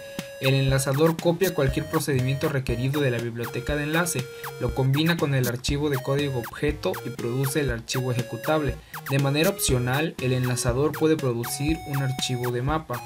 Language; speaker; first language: Spanish; native; Spanish